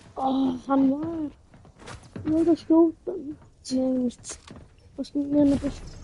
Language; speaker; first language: Icelandic; early bilingual, heritage; Icelandic